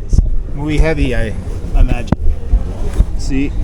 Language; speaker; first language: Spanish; non-native, learner; English